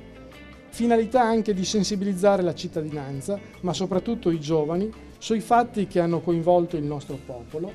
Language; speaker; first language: Italian; native; Italian